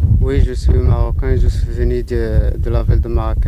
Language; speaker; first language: French; non-native, local second language; Arabic